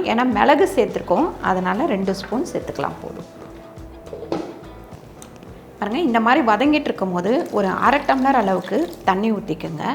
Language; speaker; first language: Tamil; native; Tamil